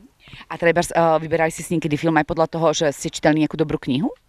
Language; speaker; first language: Slovak; native; Slovak